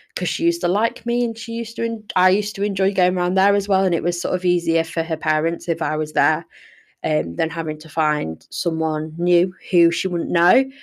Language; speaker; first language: English; native; English